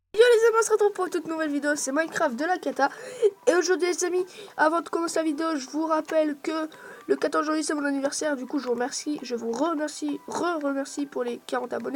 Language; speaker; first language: French; native; French